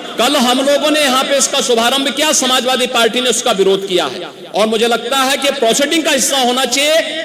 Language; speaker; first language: Hindi; native; Hindi